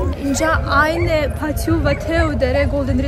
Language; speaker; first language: Persian; non-native, learner; Turkish